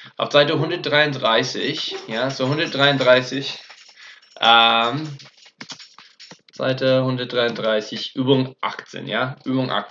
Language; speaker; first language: German; non-native, fluent; English